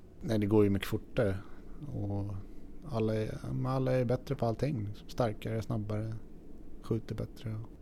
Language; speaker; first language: Swedish; native; Swedish